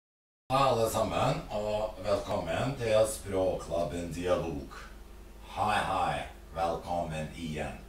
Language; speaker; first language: Norwegian; non-native, fluent; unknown